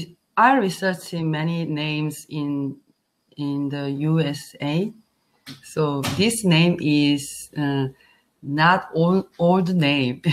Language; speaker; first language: English; non-native, learner; Korean